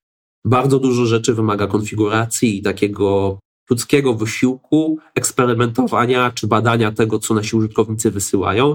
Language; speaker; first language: Polish; native; Polish